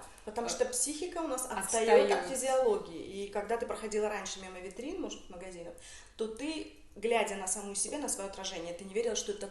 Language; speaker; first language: Russian; native; Russian